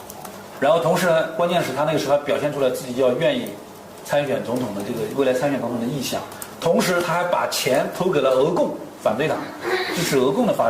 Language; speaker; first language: Chinese; native; Chinese